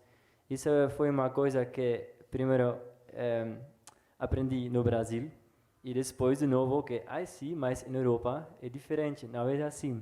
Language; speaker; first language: Portuguese; non-native, fluent; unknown